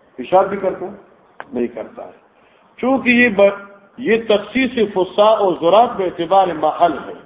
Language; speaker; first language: Urdu; non-native, local second language; Northern Hindko